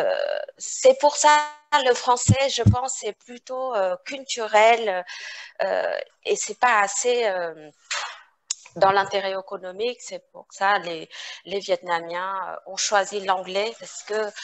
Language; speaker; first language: French; non-native, fluent; Vietnamese